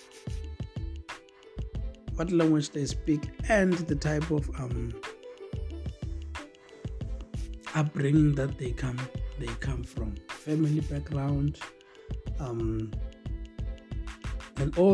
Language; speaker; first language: English; non-native, local second language; Northern Sotho